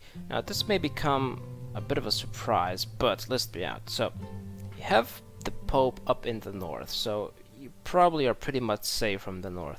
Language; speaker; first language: English; non-native, fluent; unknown